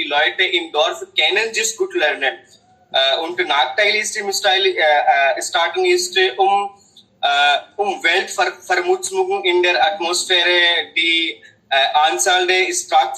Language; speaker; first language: German; non-native, learner; Hindi